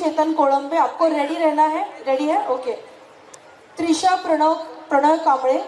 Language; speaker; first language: Hindi; non-native, local second language; Marathi